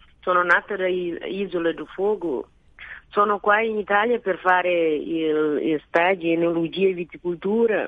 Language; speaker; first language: Italian; non-native, learner; Kabuverdianu